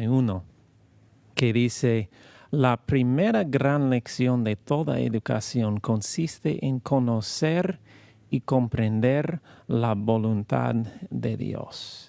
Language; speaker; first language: Spanish; non-native, learner; English